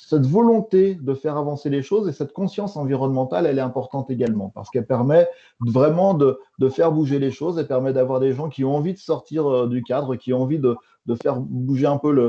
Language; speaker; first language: French; native; French